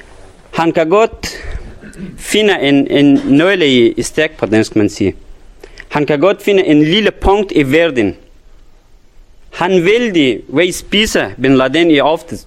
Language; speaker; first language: Danish; non-native, learner; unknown